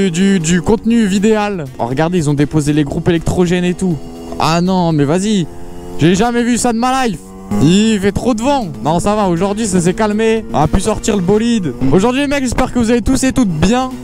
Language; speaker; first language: French; native; French